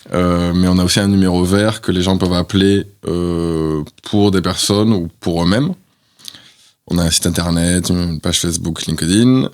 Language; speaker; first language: French; native; French